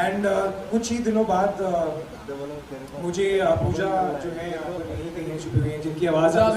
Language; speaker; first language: Hindi; native; Hindi